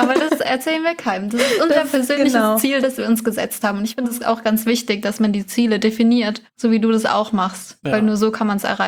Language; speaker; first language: German; native; German